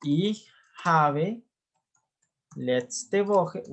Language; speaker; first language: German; non-native, learner; Spanish